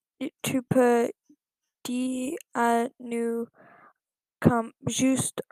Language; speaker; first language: French; non-native, learner; English